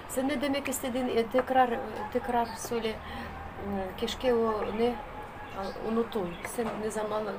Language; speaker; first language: Turkish; non-native, learner; Russian